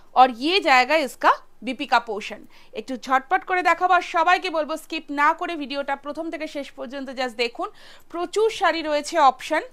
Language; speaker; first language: Hindi; non-native, local second language; Bangla